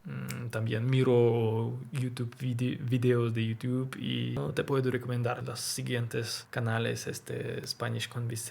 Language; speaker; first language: Spanish; non-native, learner; Russian